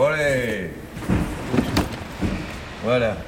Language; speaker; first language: French; native; French